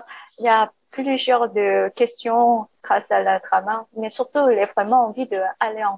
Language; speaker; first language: French; non-native, learner; Korean